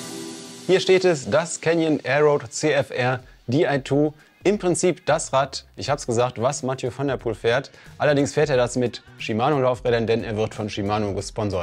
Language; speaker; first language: German; native; German